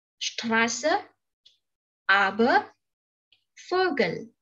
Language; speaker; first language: German; non-native, learner; Indonesian